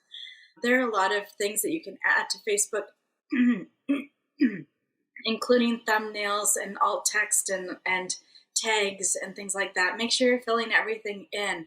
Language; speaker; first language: English; native; English